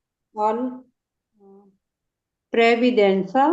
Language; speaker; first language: Italian; non-native, learner; Punjabi